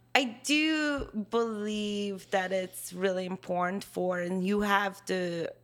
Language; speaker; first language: English; non-native, fluent; Hungarian